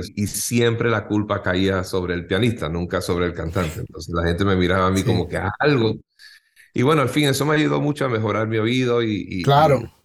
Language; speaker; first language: Spanish; native; Spanish